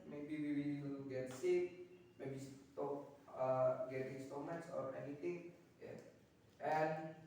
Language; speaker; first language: English; non-native, learner; Indonesian